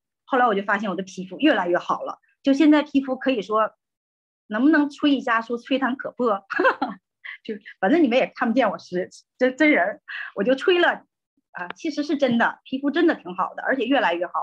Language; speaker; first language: Chinese; native; Chinese